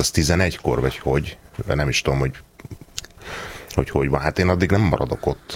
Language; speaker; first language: Hungarian; native; Hungarian